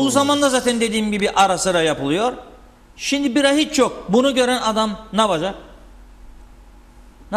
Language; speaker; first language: Turkish; native; Turkish